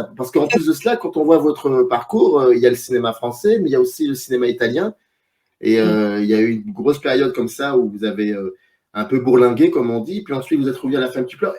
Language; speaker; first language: French; native; French